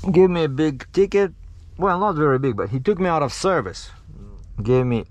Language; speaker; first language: English; native; English